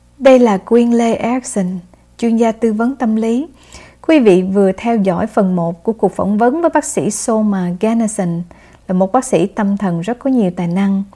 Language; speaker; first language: Vietnamese; early bilingual, heritage; Vietnamese